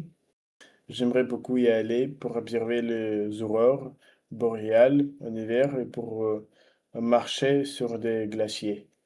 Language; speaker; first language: French; non-native, learner; Russian